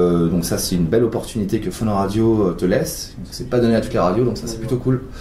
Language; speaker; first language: French; native; French